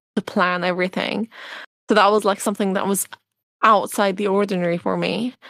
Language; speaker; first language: English; non-native, fluent; Arabic